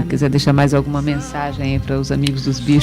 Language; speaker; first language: Portuguese; native; Portuguese